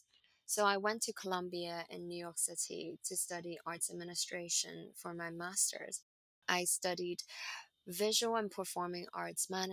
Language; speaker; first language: English; non-native, local second language; Cantonese